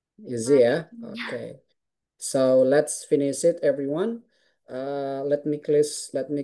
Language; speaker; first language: English; non-native, fluent; Indonesian